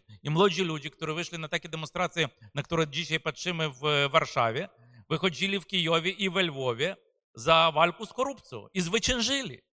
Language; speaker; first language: Polish; non-native, fluent; Ukrainian